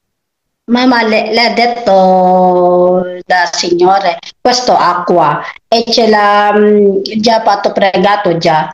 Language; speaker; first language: Italian; non-native, learner; Filipino